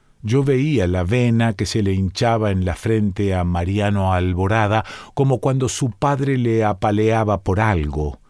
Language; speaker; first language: Spanish; native; Spanish